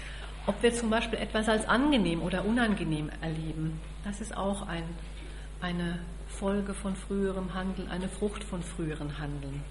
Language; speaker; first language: German; native; German